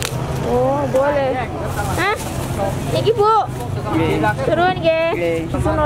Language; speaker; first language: Turkish; non-native, learner; Javanese